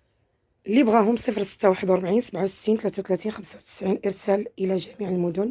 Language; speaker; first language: Arabic; native; Arabic